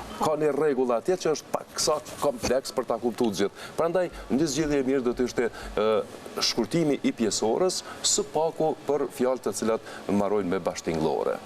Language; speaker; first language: Albanian; native; Albanian